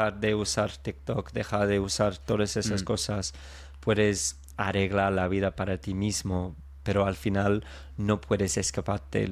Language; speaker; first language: Spanish; non-native, fluent; English